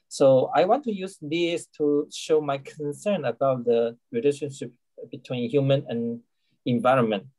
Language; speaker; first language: English; non-native, learner; Chinese